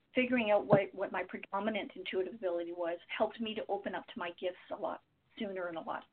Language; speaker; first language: English; native; English